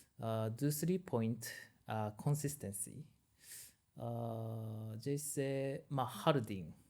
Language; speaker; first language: Hindi; non-native, learner; Japanese